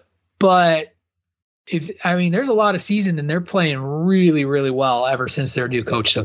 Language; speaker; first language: English; native; English